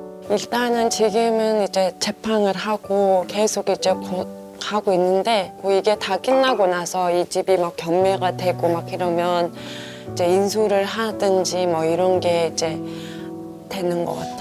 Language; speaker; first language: Korean; non-native, fluent; Mongolian